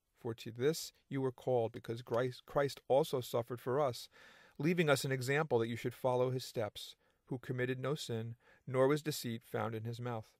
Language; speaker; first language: English; native; English